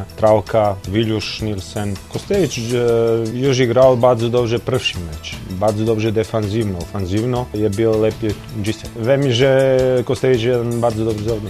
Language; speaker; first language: Polish; non-native, learner; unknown